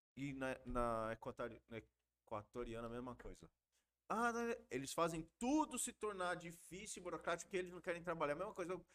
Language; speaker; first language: Portuguese; early bilingual, heritage; Portuguese